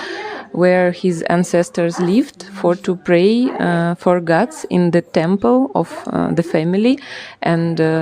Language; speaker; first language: English; non-native, fluent; Russian